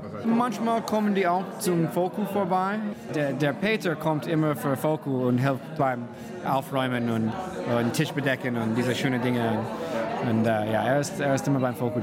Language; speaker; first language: German; non-native, fluent; English